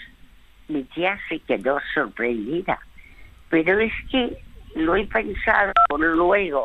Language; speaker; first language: Spanish; early bilingual, other home language; French